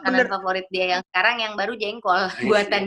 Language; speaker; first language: Indonesian; native; Indonesian